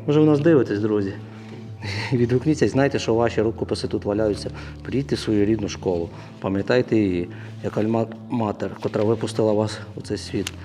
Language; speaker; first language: Ukrainian; native; Ukrainian